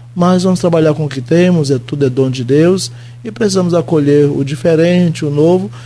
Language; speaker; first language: Portuguese; native; Portuguese